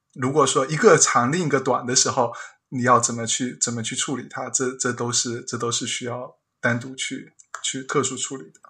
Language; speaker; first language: Chinese; native; Chinese